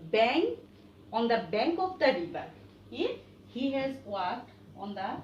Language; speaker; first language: English; non-native, local second language; Bangla